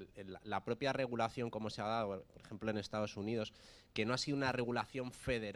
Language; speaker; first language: Spanish; native; Spanish